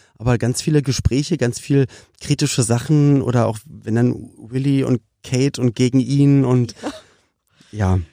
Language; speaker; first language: German; native; German